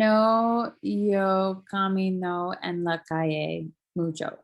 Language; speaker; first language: Spanish; non-native, learner; English